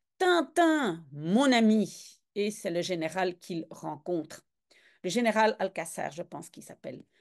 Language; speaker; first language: French; native; French